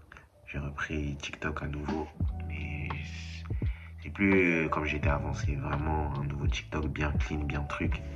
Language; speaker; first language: French; native; French